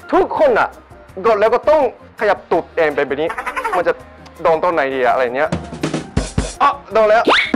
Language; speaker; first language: Thai; non-native, fluent; Japanese